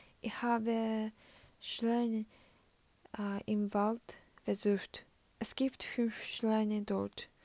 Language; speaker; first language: German; non-native, learner; Japanese